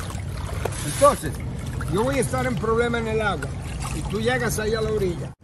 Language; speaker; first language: Spanish; non-native, fluent; English